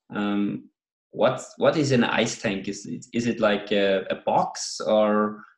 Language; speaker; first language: English; non-native, fluent; German